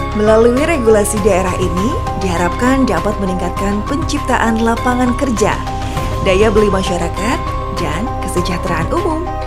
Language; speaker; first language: Indonesian; native; Indonesian